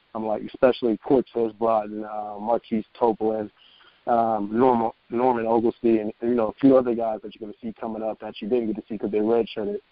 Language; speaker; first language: English; native; English